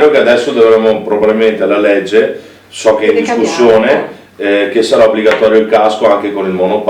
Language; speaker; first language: Italian; native; Italian